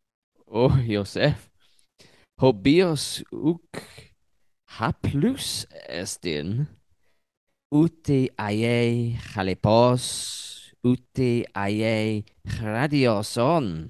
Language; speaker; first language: Greek; non-native, learner; English